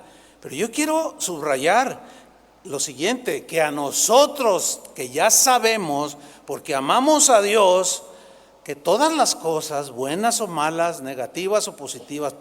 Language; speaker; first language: Spanish; native; Spanish